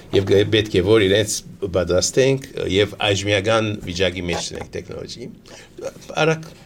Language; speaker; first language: Armenian; early bilingual, heritage; Armenian